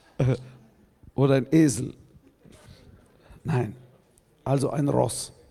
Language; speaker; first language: German; early bilingual, heritage; German